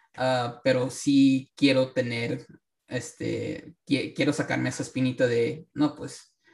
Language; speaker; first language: Spanish; early bilingual, heritage; Spanish